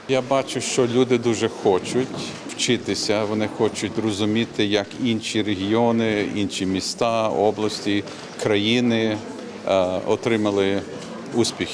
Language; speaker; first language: Ukrainian; non-native, learner; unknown